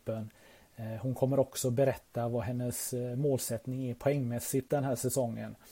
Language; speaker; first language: Swedish; native; Swedish